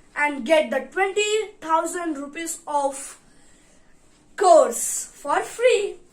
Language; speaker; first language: English; non-native, local second language; Hindi